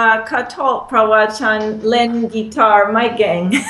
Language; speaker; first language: Thai; non-native, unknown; English